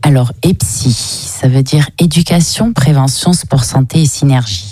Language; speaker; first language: French; native; French